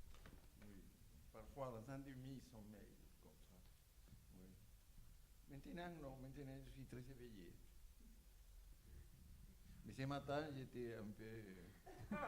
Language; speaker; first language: French; non-native, fluent; Spanish